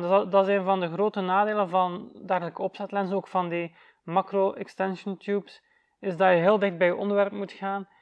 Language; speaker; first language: Dutch; native; Dutch